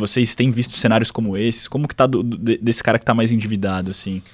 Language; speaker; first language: Portuguese; native; Portuguese